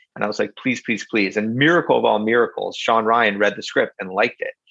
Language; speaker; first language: English; native; English